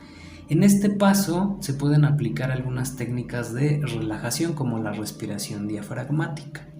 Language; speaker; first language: Spanish; native; Spanish